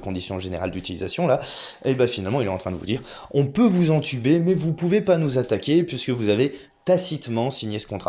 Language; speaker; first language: French; native; French